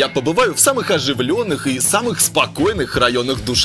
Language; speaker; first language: Russian; native; Russian